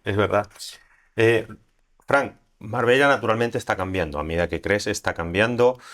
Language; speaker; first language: Spanish; native; Spanish